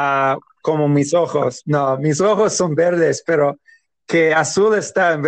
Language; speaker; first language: Spanish; non-native, learner; English